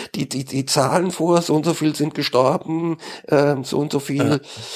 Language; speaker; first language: German; native; German